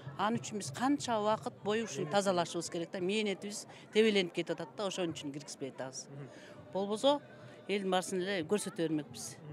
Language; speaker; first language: Kyrgyz; native; Kyrgyz